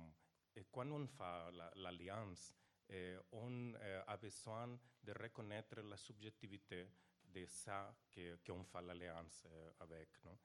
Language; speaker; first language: French; non-native, fluent; Portuguese